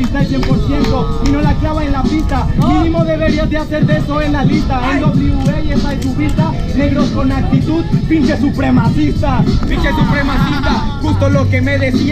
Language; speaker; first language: Spanish; native; Spanish